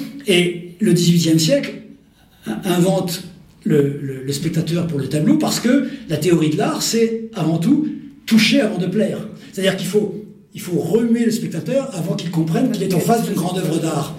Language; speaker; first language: French; native; French